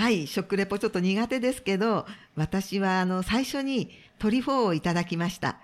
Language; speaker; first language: Japanese; native; Japanese